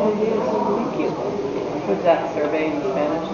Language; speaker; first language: English; native; English